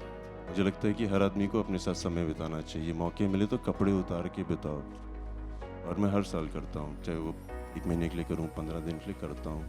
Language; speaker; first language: Hindi; native; Hindi